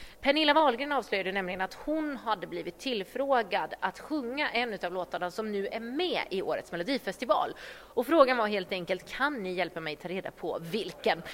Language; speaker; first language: Swedish; native; Swedish